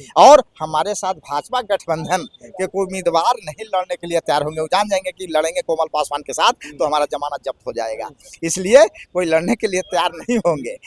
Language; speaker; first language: Hindi; native; Hindi